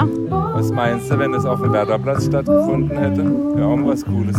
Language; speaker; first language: German; native; German